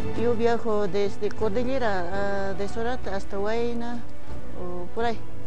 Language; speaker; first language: Spanish; non-native, local second language; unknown